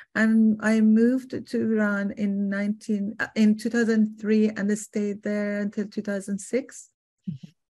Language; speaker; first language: English; non-native, fluent; Persian